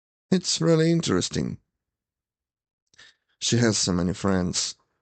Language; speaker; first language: English; non-native, fluent; Ukrainian